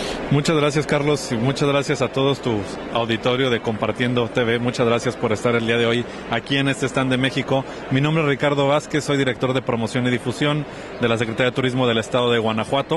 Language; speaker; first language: Spanish; native; Spanish